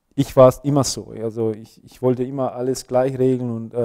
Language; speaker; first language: German; non-native, fluent; Bosnian